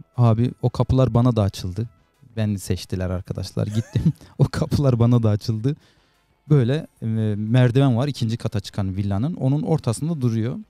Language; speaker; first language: Turkish; native; Turkish